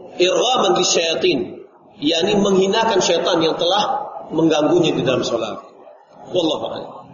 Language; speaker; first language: Indonesian; non-native, local second language; Minangkabau